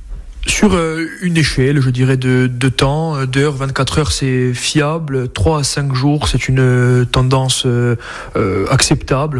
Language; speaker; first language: French; native; French